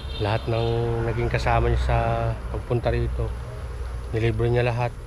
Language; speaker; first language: Filipino; non-native, local second language; Cebuano